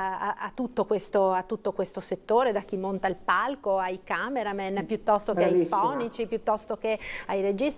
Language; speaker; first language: Italian; native; Italian